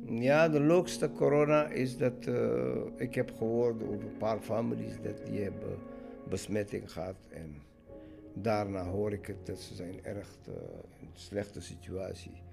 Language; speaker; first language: Dutch; non-native, learner; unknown